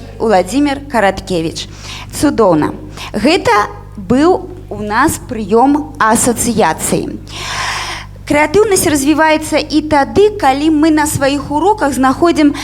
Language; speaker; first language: Belarusian; native; Belarusian